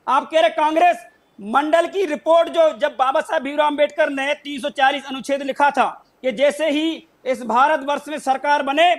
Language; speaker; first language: Hindi; native; Hindi